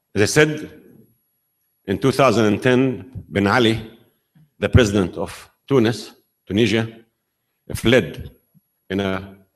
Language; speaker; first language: English; non-native, fluent; Arabic